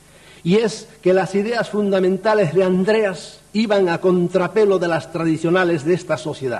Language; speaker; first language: Spanish; native; Spanish